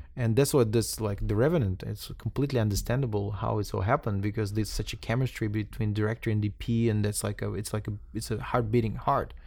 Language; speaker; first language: English; non-native, fluent; Russian